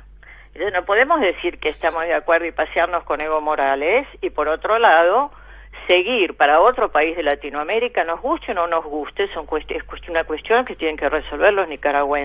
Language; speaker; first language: Spanish; native; Spanish